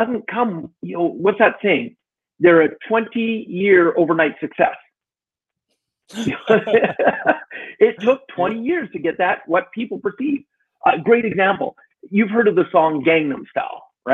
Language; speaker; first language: English; native; English